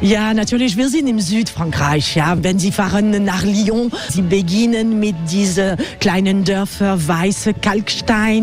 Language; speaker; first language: German; non-native, fluent; French